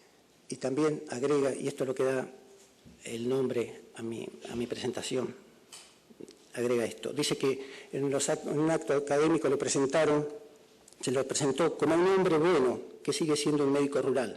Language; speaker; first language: Spanish; native; Spanish